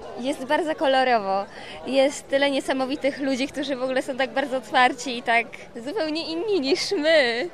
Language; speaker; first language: Polish; native; Polish